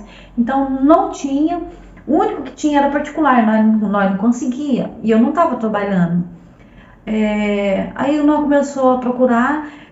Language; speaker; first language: Portuguese; native; Portuguese